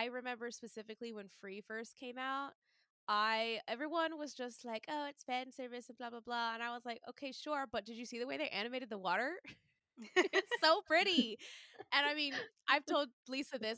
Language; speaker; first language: English; native; English